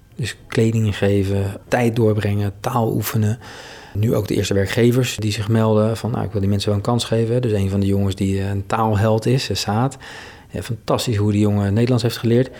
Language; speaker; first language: Dutch; native; Dutch